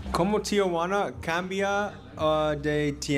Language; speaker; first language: Spanish; non-native, learner; English